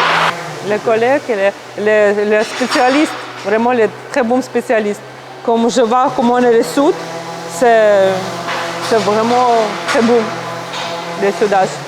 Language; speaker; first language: French; non-native, learner; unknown